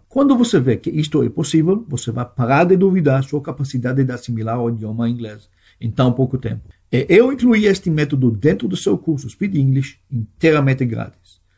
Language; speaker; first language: Portuguese; non-native, fluent; Hebrew